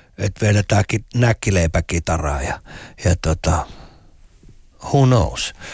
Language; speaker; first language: Finnish; native; Finnish